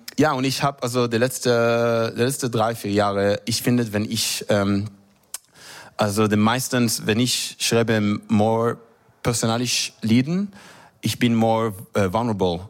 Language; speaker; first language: German; non-native, learner; Hebrew